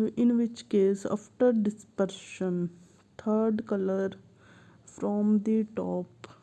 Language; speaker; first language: English; non-native, local second language; Punjabi